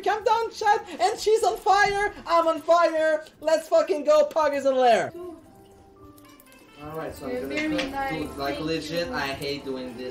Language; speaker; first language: English; non-native, fluent; French